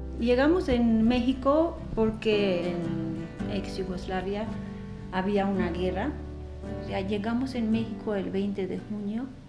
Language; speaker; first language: Spanish; non-native, fluent; Albanian